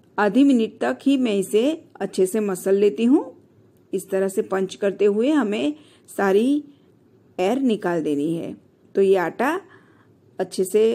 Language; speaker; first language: Hindi; non-native, local second language; Gujarati